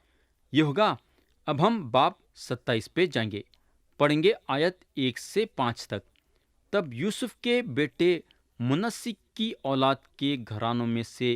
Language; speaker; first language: Urdu; native; Urdu